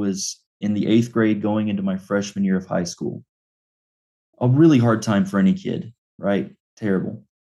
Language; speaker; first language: English; native; English